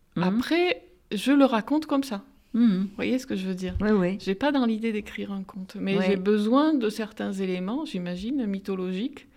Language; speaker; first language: French; native; French